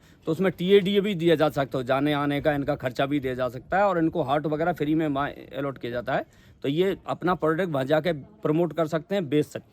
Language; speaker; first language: Hindi; native; Hindi